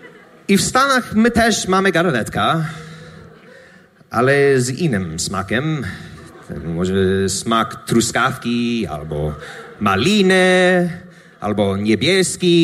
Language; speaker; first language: Polish; non-native, learner; English